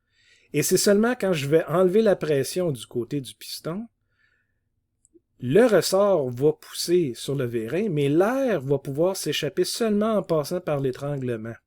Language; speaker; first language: French; native; French